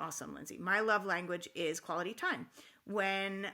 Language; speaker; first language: English; native; English